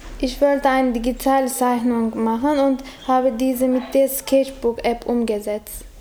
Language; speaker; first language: German; non-native, learner; Turkish